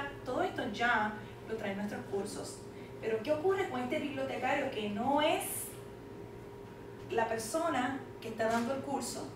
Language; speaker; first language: Spanish; native; Spanish